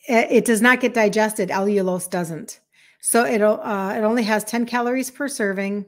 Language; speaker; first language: English; native; English